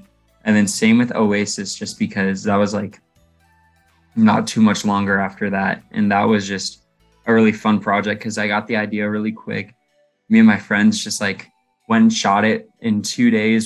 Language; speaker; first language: English; native; English